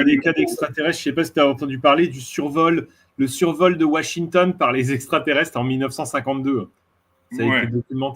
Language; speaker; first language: French; native; French